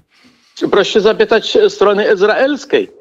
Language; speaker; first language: Polish; non-native, fluent; Arabic